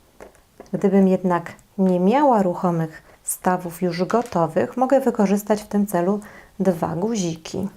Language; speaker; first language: Polish; native; Polish